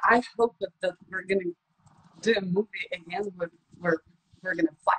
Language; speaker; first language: English; non-native, fluent; Russian